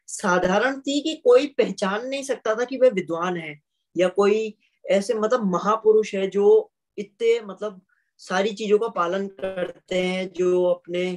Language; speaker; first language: Hindi; native; Hindi